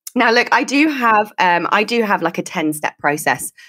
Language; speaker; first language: English; native; English